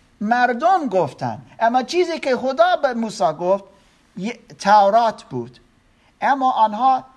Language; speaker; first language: Persian; non-native, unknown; German